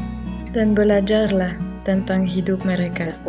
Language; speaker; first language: Indonesian; non-native, fluent; French